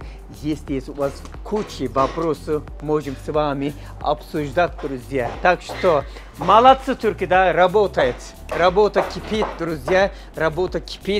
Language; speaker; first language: Russian; non-native, fluent; Turkish